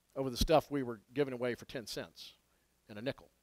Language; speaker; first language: English; native; English